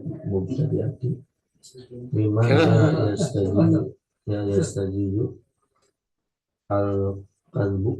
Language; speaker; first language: Arabic; non-native, learner; Indonesian